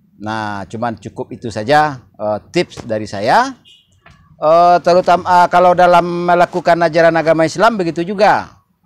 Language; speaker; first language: Indonesian; non-native, local second language; Minangkabau